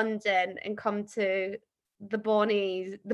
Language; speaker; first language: English; native; English